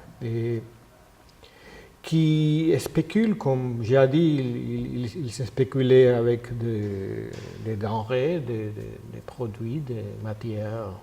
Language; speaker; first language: French; non-native, fluent; Spanish